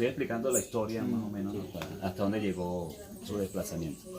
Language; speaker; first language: Spanish; native; Spanish